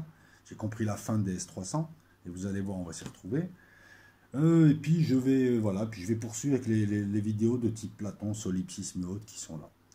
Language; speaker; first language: French; native; French